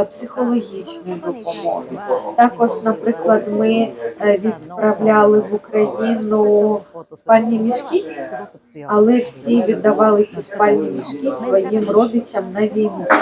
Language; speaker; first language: Ukrainian; non-native, fluent; Japanese